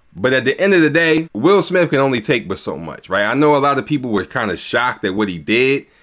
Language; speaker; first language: English; native; English